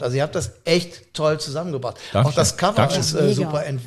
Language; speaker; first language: German; native; German